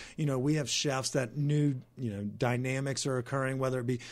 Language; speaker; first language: English; native; English